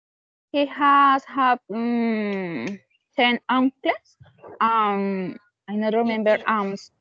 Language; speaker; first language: English; non-native, learner; Spanish